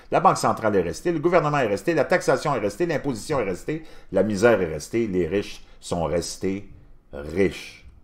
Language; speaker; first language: French; native; French